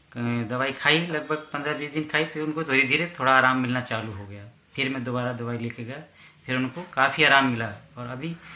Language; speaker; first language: Hindi; native; Hindi